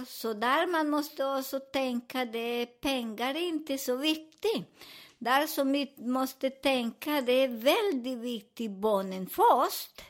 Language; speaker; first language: Swedish; non-native, learner; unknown